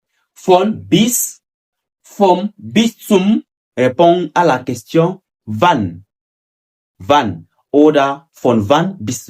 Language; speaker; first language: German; non-native, fluent; French